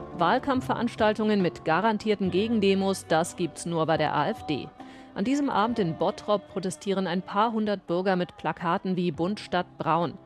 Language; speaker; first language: German; native; German